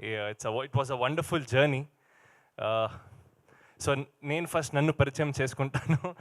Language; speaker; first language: Telugu; non-native, learner; Kannada